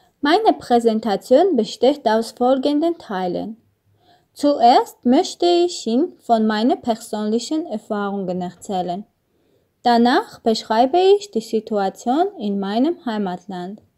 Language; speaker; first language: German; non-native, learner; Armenian